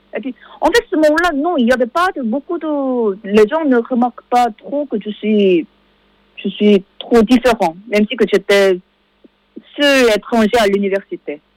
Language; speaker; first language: French; non-native, learner; Korean